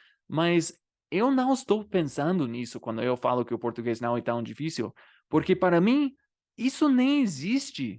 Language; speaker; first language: Portuguese; non-native, fluent; English